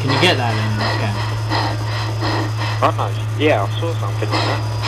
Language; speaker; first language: English; native; English